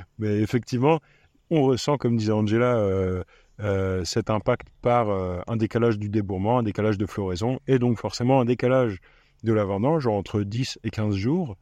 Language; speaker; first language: French; native; French